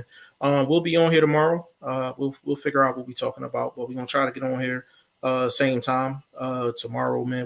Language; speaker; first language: English; native; English